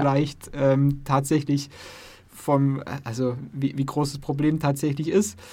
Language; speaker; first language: German; native; German